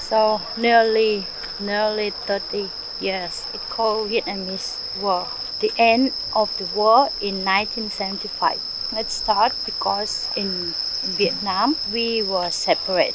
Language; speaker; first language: English; non-native, learner; Vietnamese